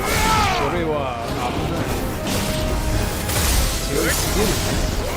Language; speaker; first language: Japanese; non-native, learner; English